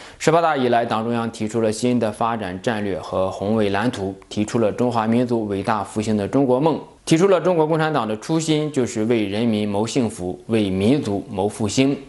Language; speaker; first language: Chinese; native; Chinese